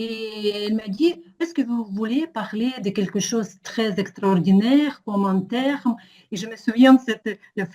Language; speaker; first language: French; non-native, learner; Ukrainian